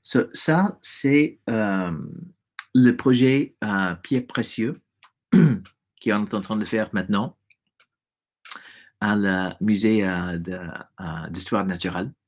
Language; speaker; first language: French; non-native, fluent; English